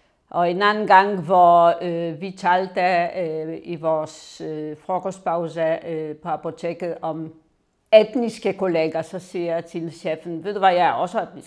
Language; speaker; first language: Danish; non-native, fluent; Polish